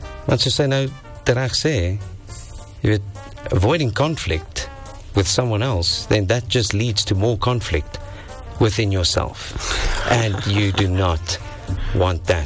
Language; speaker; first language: English; non-native, local second language; Afrikaans